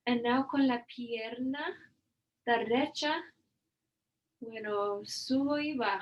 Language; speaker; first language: Spanish; non-native, learner; English